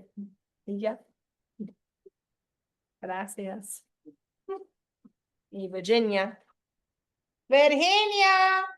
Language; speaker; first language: Spanish; non-native, fluent; English